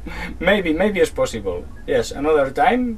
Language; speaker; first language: English; non-native, learner; Spanish